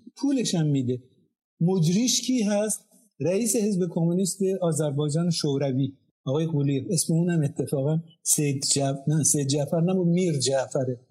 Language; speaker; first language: Persian; non-native, local second language; Azerbaijani